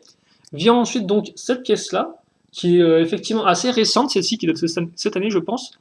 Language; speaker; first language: French; native; French